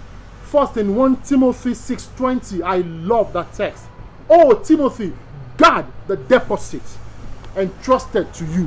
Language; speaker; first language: English; non-native, local second language; Yoruba